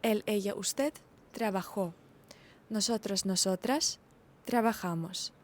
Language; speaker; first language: Spanish; non-native, fluent; Ukrainian